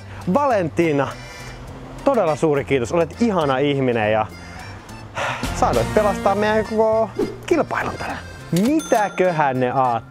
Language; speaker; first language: Finnish; native; Finnish